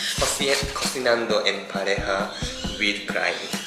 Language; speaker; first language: Spanish; non-native, learner; Japanese